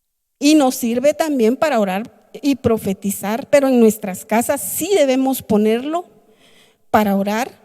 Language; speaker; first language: Spanish; native; Spanish